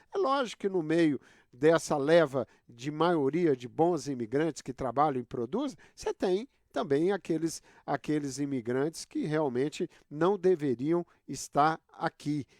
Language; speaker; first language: Portuguese; native; Portuguese